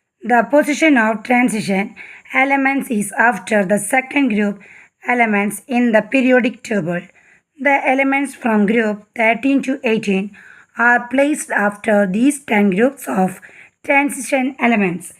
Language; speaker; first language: English; non-native, local second language; Malayalam